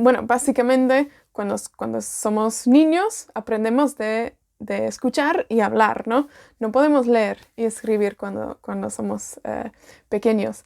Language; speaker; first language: Spanish; non-native, fluent; Welsh